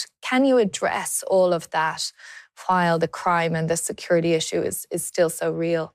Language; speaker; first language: English; native; English